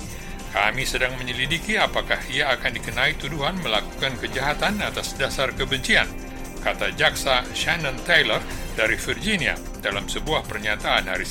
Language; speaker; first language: Indonesian; native; Indonesian